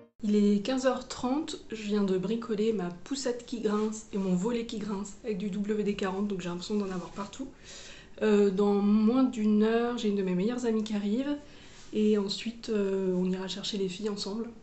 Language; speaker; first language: French; native; French